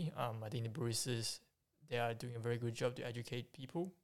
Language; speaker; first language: English; non-native, local second language; Chinese